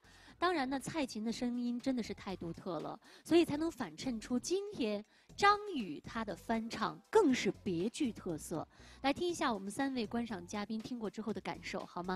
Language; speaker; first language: Chinese; native; Chinese